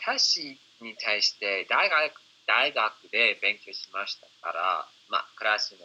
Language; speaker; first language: Japanese; non-native, fluent; English